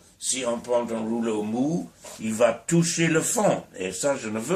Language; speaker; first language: French; non-native, fluent; English